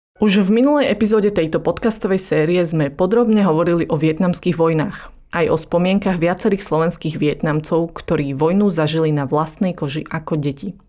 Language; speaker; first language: Slovak; early bilingual, other home language; Vietnamese